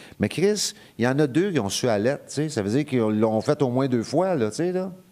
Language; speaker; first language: French; native; French